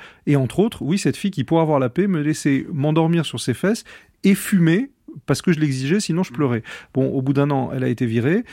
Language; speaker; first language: French; native; French